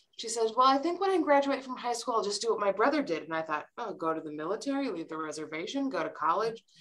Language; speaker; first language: English; native; English